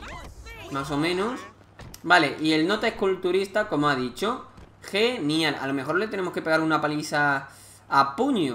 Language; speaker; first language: Spanish; native; Spanish